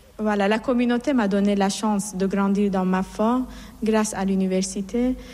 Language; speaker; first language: French; non-native, fluent; Persian